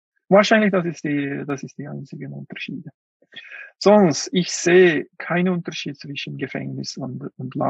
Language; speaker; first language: German; non-native, fluent; Uyghur